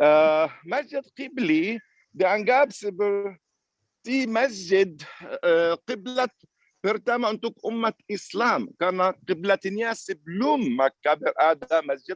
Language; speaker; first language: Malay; non-native, fluent; Arabic